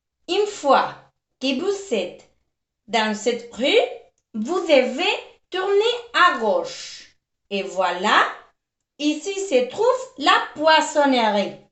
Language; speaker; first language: French; non-native, fluent; Spanish